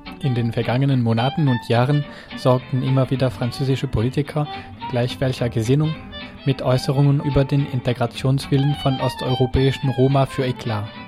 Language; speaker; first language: German; non-native, fluent; French